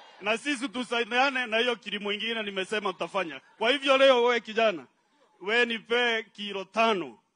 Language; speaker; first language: Swahili; non-native, local second language; Meru